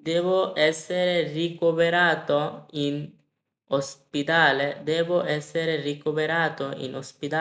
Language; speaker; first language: Italian; non-native, learner; Bangla